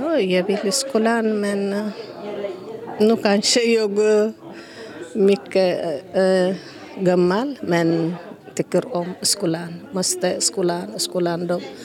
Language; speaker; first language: Swedish; non-native, learner; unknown